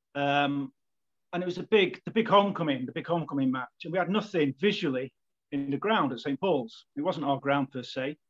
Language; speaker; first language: English; native; English